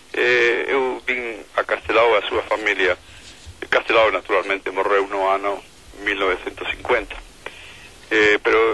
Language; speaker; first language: Galician; non-native, fluent; Spanish